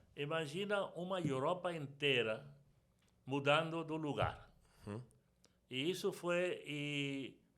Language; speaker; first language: Portuguese; non-native, fluent; Sindhi